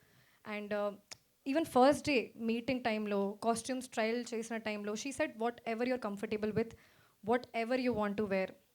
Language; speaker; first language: Telugu; non-native, local second language; Hindi